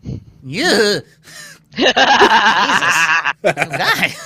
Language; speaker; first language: English; native; English